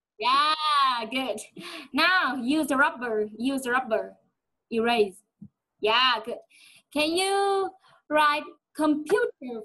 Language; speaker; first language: English; non-native, fluent; Vietnamese